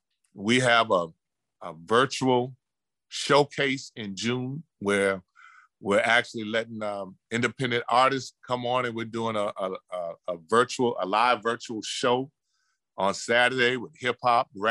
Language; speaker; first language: English; native; English